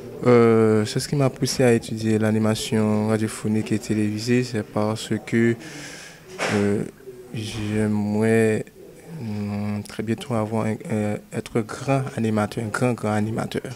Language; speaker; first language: French; non-native, local second language; Haitian Creole